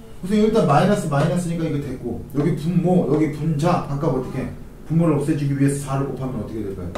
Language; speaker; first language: Korean; native; Korean